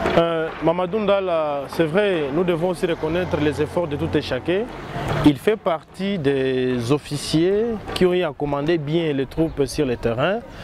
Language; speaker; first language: French; non-native, local second language; Swahili